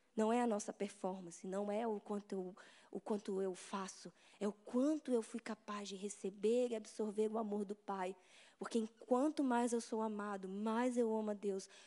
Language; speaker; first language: Portuguese; native; Portuguese